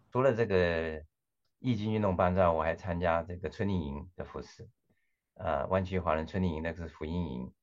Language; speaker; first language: Chinese; non-native, local second language; Cantonese